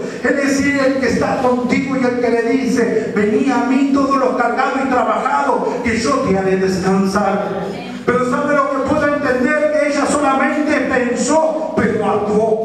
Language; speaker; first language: Spanish; native; Spanish